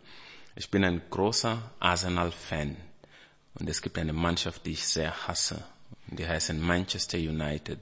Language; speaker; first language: German; non-native, fluent; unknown